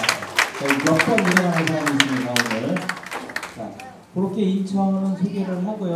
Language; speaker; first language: Korean; native; Korean